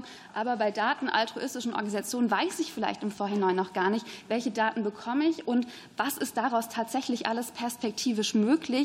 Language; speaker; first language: German; native; German